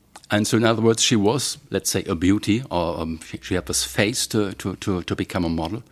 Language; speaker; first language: English; non-native, fluent; German